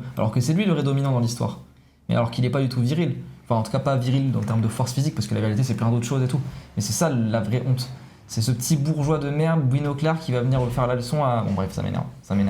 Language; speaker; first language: French; native; French